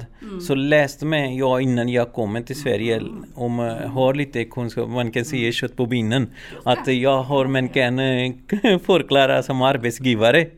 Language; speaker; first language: Swedish; non-native, learner; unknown